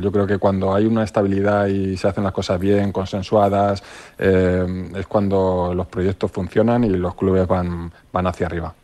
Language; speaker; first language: Spanish; native; Spanish